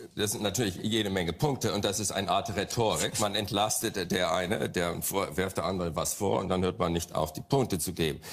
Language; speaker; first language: German; non-native, fluent; English